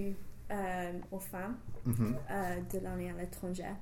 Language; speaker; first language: French; non-native, fluent; English